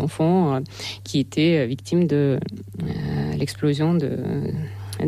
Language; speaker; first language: French; non-native, fluent; Russian